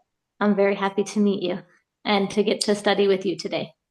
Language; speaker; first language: English; early bilingual, heritage; English